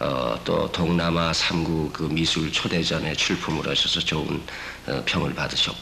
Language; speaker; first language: Korean; native; Korean